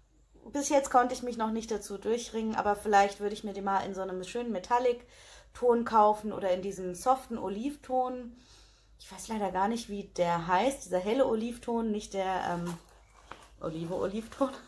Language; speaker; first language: German; native; German